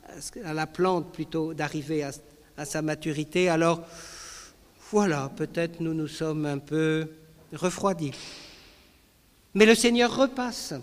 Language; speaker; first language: French; native; French